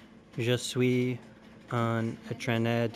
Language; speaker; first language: French; non-native, learner; English